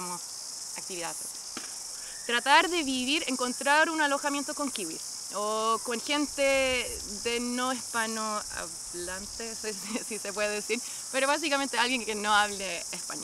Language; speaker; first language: Spanish; non-native, fluent; English